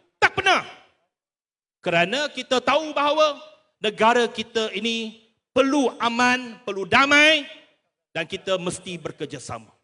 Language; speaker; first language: Malay; non-native, local second language; Chinese